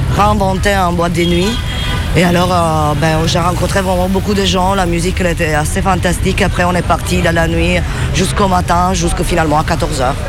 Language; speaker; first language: French; early bilingual, other home language; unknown